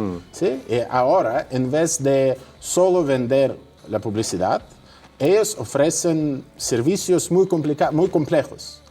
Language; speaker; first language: Spanish; non-native, fluent; Russian